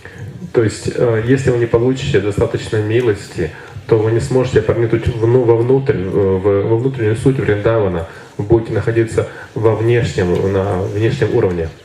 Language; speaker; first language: Russian; native; Russian